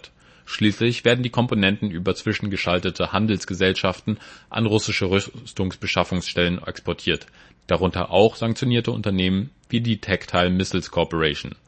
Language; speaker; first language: German; native; German